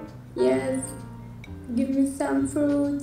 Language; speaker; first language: English; non-native, learner; Russian